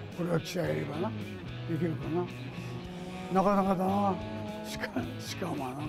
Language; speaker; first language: Japanese; native; Japanese